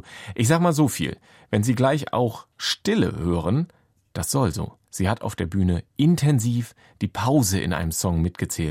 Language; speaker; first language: German; native; German